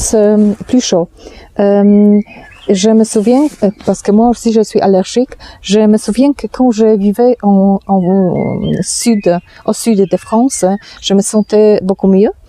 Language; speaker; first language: French; non-native, fluent; Polish